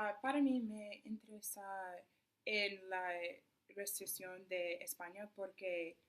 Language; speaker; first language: Spanish; non-native, learner; English